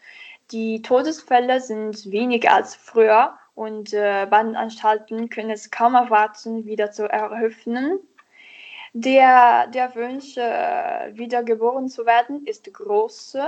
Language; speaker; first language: German; non-native, learner; Italian